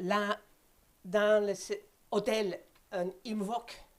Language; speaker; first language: French; non-native, fluent; Spanish